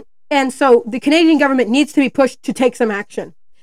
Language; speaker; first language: English; native; English